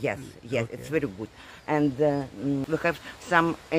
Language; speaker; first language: English; non-native, learner; Russian